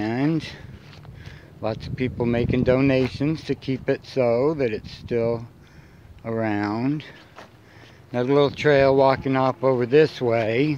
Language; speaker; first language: English; native; English